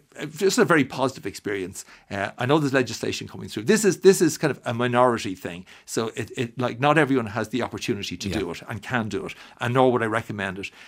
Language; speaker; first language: English; native; English